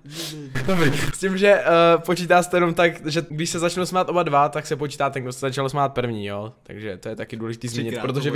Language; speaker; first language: Czech; native; Czech